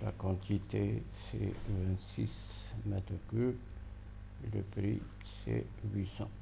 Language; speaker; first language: French; non-native, local second language; Arabic